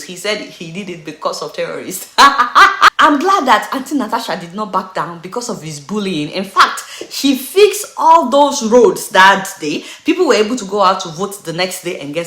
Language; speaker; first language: English; non-native, local second language; Yoruba